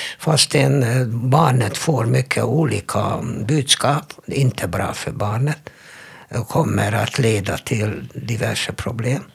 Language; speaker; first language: Swedish; non-native, fluent; Hungarian